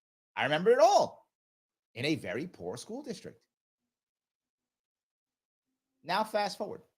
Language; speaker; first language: English; native; English